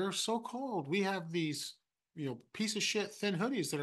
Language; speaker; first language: English; native; English